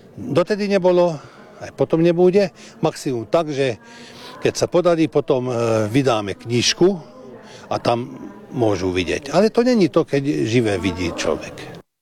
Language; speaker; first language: Slovak; non-native, local second language; Hungarian